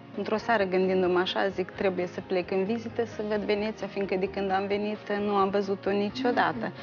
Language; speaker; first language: Romanian; native; Romanian